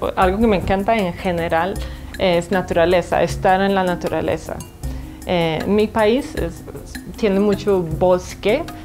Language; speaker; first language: Spanish; non-native, fluent; Swedish